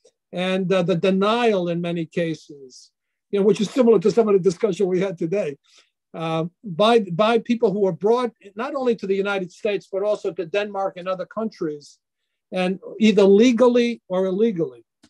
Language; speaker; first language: English; native; English